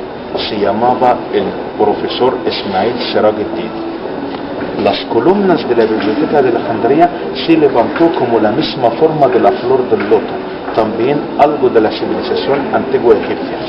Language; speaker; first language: Spanish; non-native, fluent; Arabic